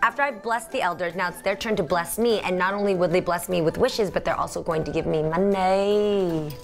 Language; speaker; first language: English; early bilingual, other home language; Vietnamese